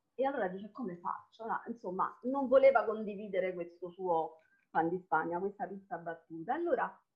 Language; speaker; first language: Italian; non-native, local second language; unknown